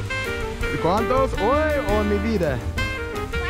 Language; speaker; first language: Spanish; non-native, learner; English